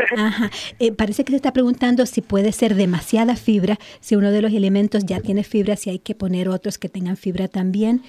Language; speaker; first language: Spanish; native; Spanish